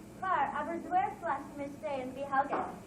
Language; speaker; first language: German; non-native, learner; English